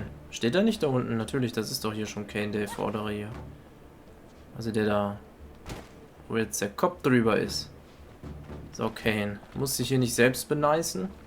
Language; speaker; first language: German; native; German